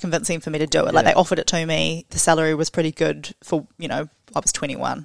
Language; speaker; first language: English; native; English